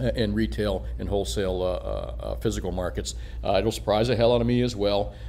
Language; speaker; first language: English; native; English